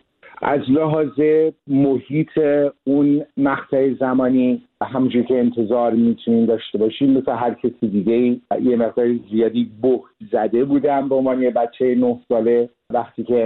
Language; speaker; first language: Persian; early bilingual, heritage; Persian